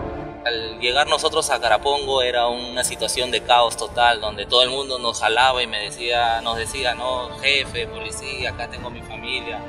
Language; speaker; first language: Spanish; native; Spanish